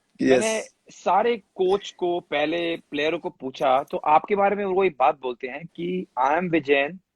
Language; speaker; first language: Hindi; native; Hindi